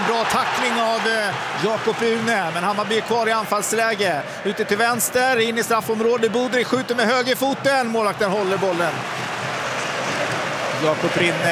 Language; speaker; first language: Swedish; native; Swedish